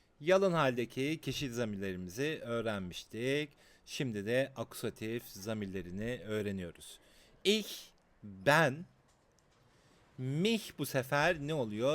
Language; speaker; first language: Turkish; native; Turkish